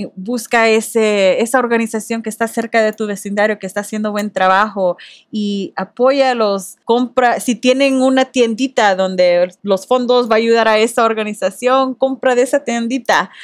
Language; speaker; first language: Spanish; early bilingual, heritage; Spanish